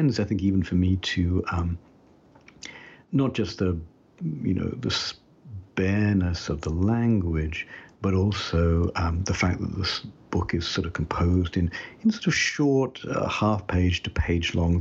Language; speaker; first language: English; native; English